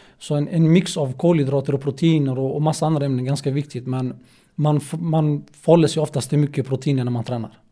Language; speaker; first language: Swedish; early bilingual, other home language; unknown